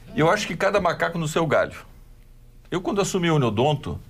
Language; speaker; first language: Portuguese; native; Portuguese